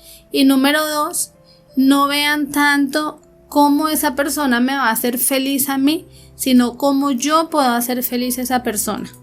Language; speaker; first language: Spanish; native; Spanish